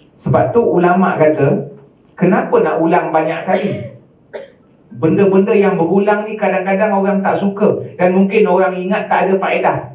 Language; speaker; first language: Malay; native; Malay